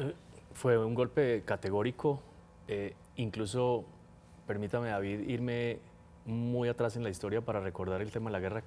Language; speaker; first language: Spanish; native; Spanish